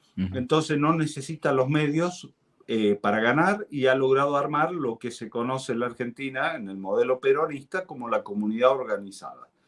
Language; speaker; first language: Spanish; native; Spanish